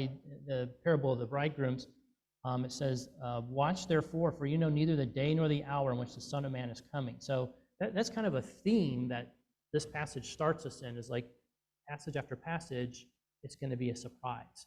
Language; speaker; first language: English; native; English